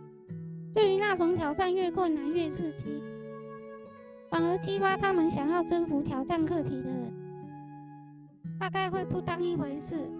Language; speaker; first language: Chinese; native; Chinese